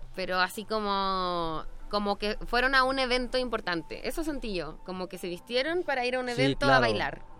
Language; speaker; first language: Spanish; native; Spanish